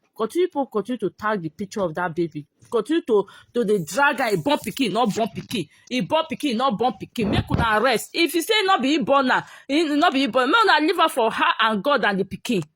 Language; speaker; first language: Nigerian Pidgin; native; Nigerian Pidgin